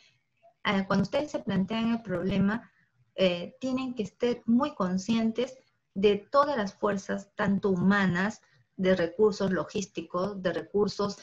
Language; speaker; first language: Spanish; native; Spanish